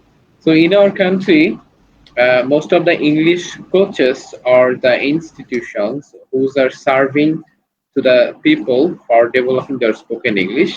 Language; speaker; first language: English; non-native, learner; Bangla